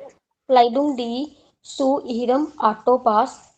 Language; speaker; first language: German; non-native, learner; Hindi